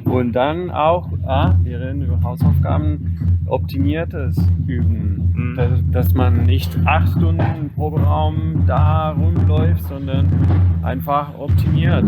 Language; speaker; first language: German; non-native, fluent; Spanish